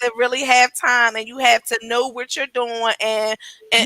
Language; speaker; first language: English; native; English